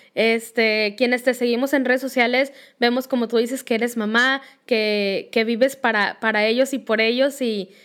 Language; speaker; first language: Spanish; native; Spanish